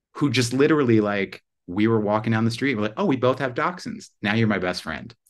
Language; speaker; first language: English; native; English